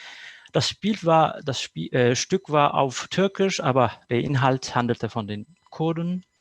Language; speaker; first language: German; non-native, fluent; Kurdish